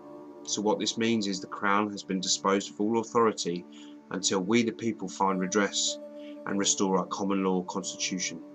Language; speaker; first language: English; native; English